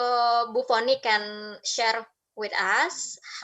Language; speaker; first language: English; non-native, fluent; Indonesian